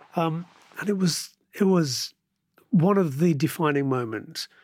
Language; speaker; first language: English; native; English